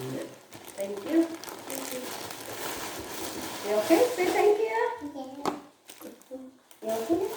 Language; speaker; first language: English; non-native, local second language; Filipino